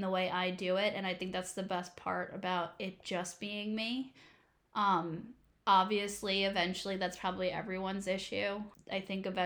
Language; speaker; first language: English; native; English